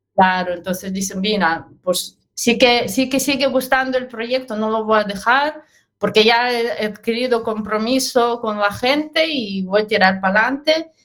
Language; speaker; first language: Spanish; non-native, fluent; Russian